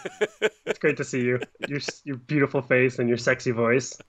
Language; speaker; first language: English; native; English